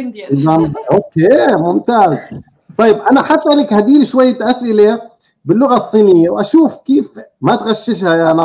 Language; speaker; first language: Arabic; native; Arabic